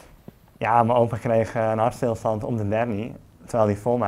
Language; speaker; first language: Dutch; native; Dutch